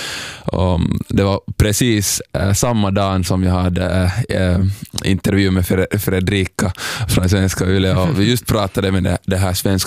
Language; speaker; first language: Swedish; non-native, local second language; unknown